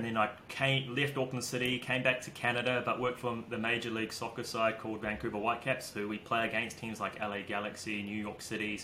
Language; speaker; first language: English; native; English